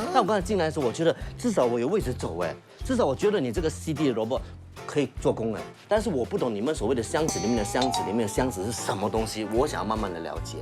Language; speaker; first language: Chinese; native; Chinese